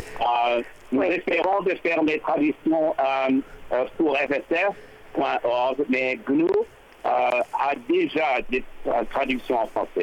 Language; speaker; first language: French; non-native, learner; English